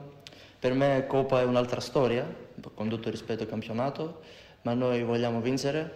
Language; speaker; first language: Italian; non-native, learner; Greek